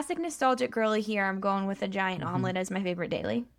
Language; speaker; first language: English; native; English